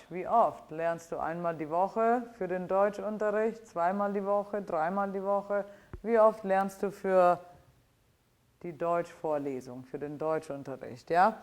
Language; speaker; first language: German; non-native, fluent; English